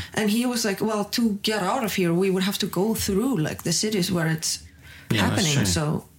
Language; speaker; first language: English; non-native, fluent; Icelandic